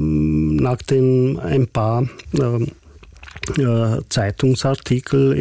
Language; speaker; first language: German; non-native, fluent; Hungarian